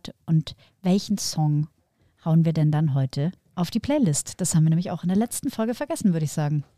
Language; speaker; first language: German; native; German